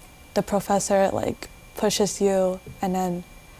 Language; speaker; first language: English; non-native, fluent; Chinese